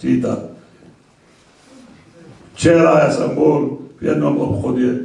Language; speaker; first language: Slovak; non-native, fluent; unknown